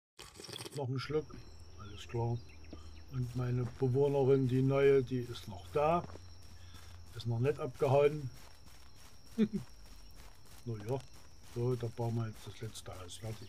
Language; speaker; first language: German; native; German